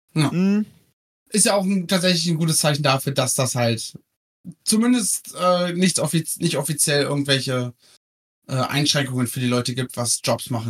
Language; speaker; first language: German; native; German